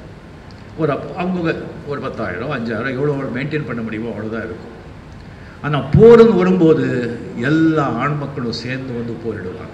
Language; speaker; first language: Tamil; non-native, fluent; Marathi